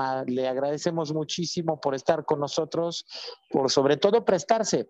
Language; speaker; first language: Spanish; native; Spanish